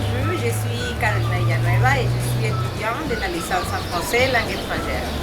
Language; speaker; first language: French; non-native, learner; Spanish